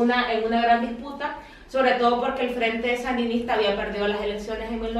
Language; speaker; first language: Spanish; native; Spanish